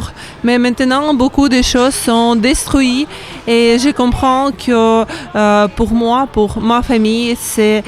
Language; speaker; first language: French; non-native, learner; Ukrainian